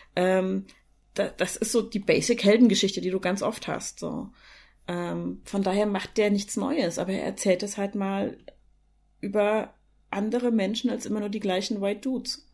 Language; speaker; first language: German; native; German